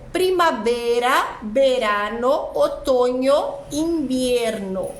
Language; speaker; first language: Spanish; non-native, fluent; Portuguese